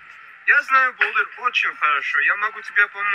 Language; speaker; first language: Russian; non-native, learner; English